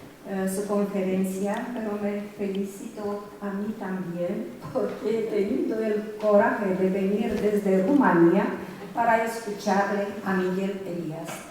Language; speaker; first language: Spanish; non-native, fluent; Romanian